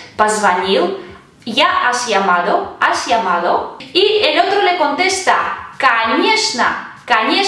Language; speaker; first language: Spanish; non-native, fluent; Russian